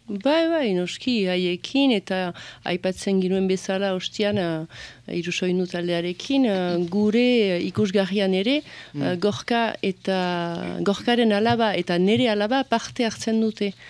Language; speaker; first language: Basque; early bilingual, heritage; Basque